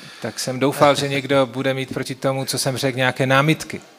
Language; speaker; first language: Czech; native; Czech